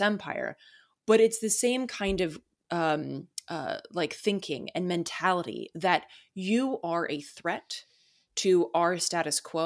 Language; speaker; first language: English; native; English